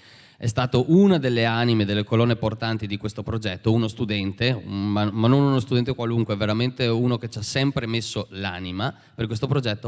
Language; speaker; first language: Italian; native; Italian